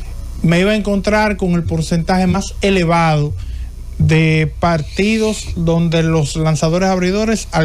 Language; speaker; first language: Spanish; native; Spanish